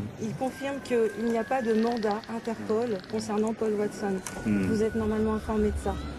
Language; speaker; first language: French; native; French